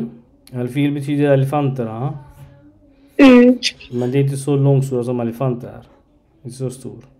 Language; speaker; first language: Swedish; non-native, learner; Arabic